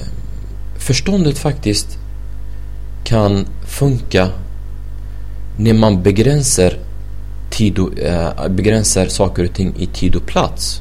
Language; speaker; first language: Swedish; non-native, fluent; Arabic